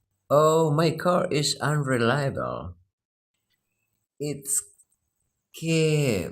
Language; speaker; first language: English; non-native, learner; Indonesian